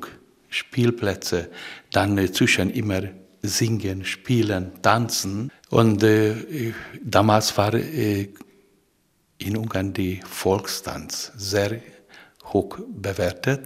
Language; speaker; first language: German; non-native, fluent; Hungarian